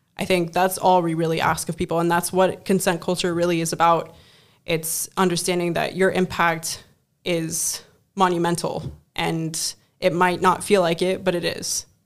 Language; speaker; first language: English; non-native, fluent; German